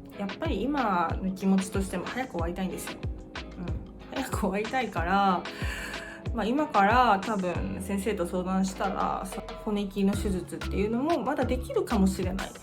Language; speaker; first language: Japanese; native; Japanese